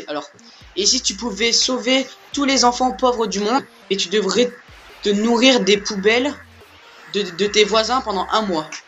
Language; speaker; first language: French; native; French